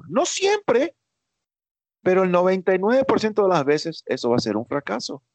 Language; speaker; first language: Spanish; early bilingual, heritage; Spanish